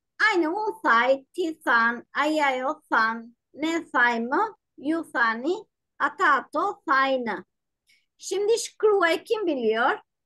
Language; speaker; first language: Turkish; non-native, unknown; Albanian